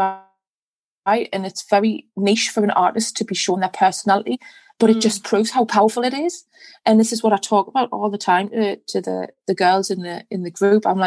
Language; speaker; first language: English; native; English